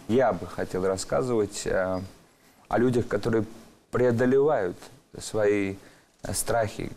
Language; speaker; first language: Russian; early bilingual, other home language; Georgian